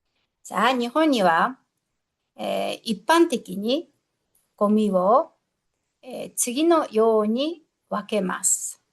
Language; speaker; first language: Japanese; non-native, fluent; Mongolian